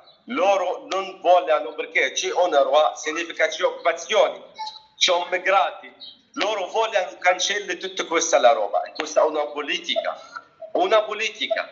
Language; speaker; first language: Italian; non-native, learner; Arabic